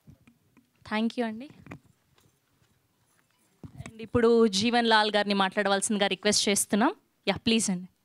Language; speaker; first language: Telugu; native; Telugu